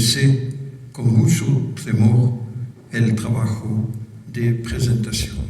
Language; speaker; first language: Spanish; non-native, fluent; French